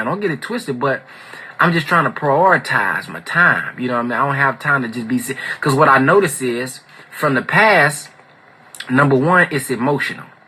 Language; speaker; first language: English; native; English